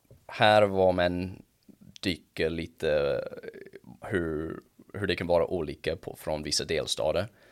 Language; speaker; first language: Swedish; non-native, fluent; English